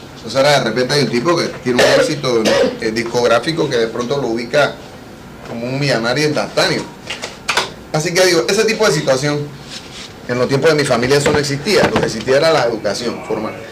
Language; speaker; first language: Spanish; native; Spanish